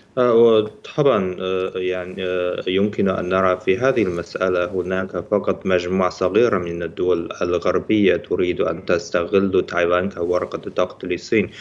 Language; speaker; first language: Arabic; non-native, fluent; Chinese